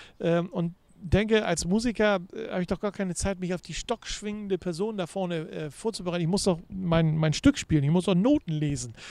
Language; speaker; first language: German; native; German